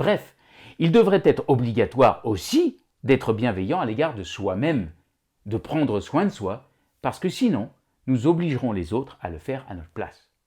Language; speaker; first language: French; native; French